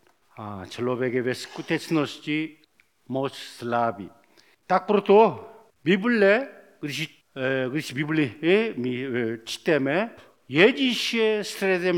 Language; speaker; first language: Czech; non-native, learner; Korean